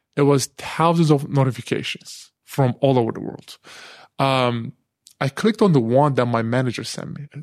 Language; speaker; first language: English; non-native, fluent; Turkish